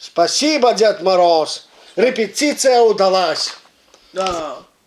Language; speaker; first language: Russian; early bilingual, heritage; Russian